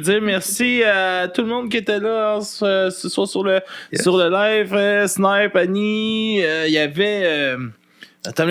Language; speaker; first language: French; native; French